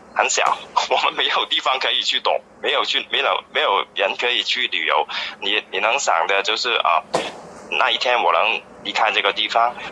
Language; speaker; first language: Chinese; non-native, fluent; Cantonese